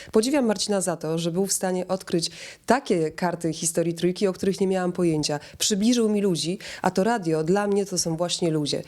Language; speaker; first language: Polish; native; Polish